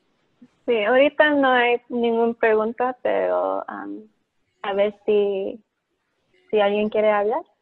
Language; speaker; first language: Spanish; early bilingual, heritage; Spanish